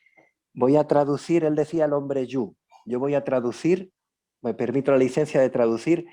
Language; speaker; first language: Spanish; native; Spanish